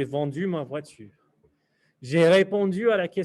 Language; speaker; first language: French; non-native, fluent; English